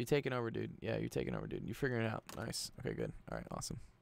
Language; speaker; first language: English; native; English